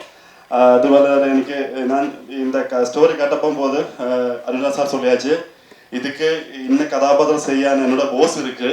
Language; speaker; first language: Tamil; non-native, learner; Malayalam